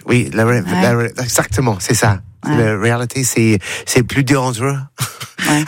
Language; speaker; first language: French; non-native, learner; English